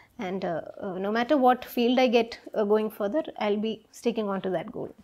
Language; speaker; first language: English; non-native, local second language; Malayalam